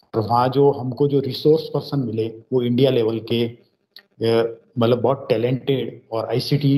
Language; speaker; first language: Hindi; native; Hindi